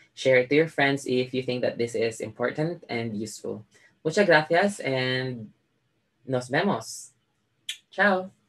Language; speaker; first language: English; non-native, local second language; Filipino